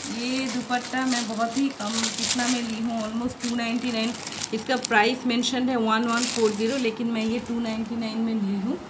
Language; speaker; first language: Hindi; non-native, local second language; Bangla